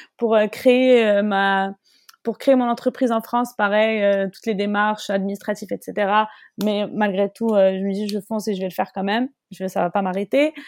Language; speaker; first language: French; non-native, local second language; Arabic